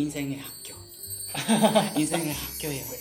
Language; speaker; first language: Korean; non-native, learner; Japanese